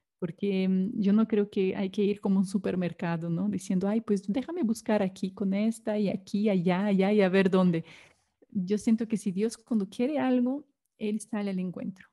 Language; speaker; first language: Spanish; non-native, fluent; Portuguese